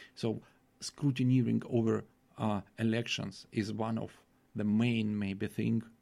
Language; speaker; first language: English; non-native, fluent; Russian